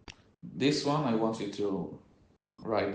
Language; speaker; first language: English; non-native, learner; Hebrew